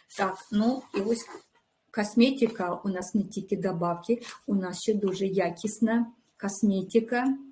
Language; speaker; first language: Ukrainian; non-native, local second language; Russian